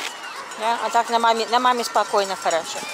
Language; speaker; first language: Russian; native; Russian